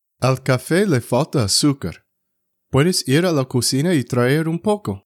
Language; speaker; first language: Spanish; non-native, fluent; English